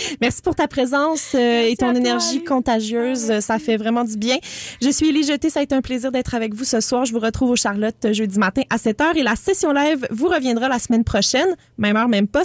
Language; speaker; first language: French; native; French